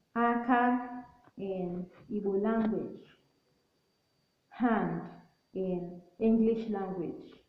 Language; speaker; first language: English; non-native, local second language; Igbo